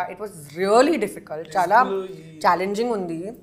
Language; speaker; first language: Telugu; non-native, learner; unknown